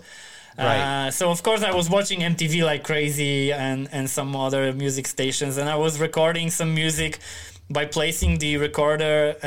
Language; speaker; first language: English; non-native, fluent; Polish